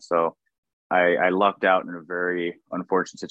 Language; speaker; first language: English; native; English